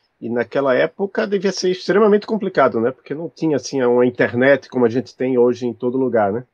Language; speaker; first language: Portuguese; native; Portuguese